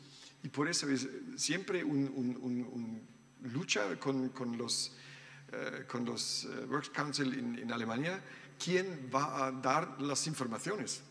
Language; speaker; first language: Spanish; non-native, learner; German